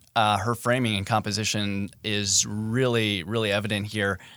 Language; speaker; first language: English; native; English